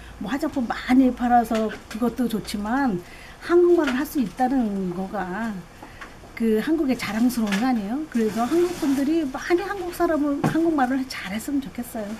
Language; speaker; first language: Korean; native; Korean